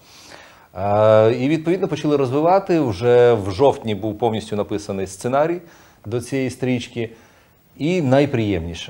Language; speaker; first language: Ukrainian; non-native, local second language; Russian